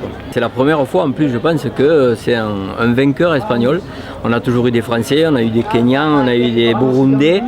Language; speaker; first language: French; native; French